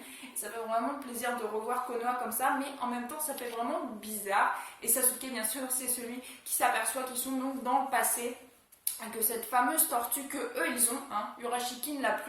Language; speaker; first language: French; native; French